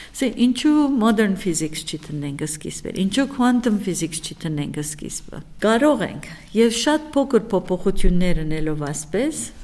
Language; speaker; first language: Armenian; early bilingual, heritage; Armenian